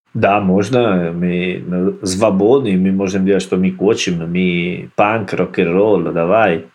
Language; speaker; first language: Russian; non-native, learner; Italian